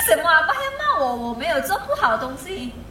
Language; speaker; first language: Chinese; non-native, local second language; Malay